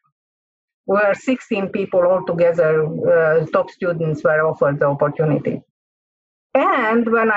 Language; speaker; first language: English; non-native, fluent; Hungarian